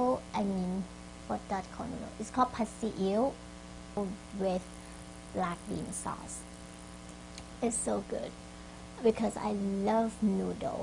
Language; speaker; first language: English; non-native, fluent; Thai